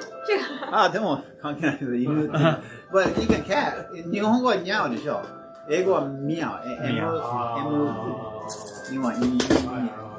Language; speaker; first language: Japanese; non-native, fluent; English